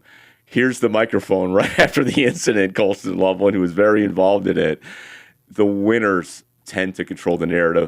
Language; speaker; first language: English; native; English